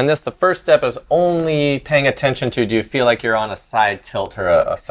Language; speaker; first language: English; native; English